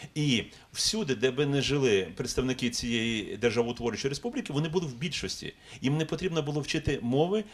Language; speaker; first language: Ukrainian; native; Ukrainian